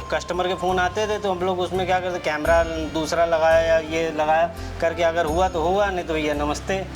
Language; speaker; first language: Hindi; native; Hindi